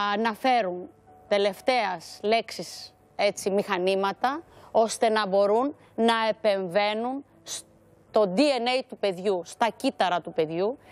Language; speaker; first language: Greek; native; Greek